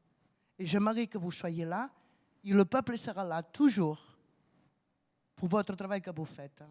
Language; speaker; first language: French; non-native, fluent; Catalan